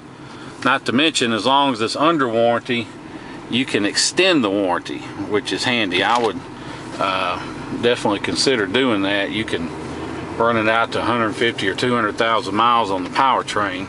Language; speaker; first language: English; native; English